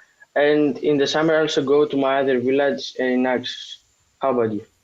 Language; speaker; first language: English; non-native, fluent; Greek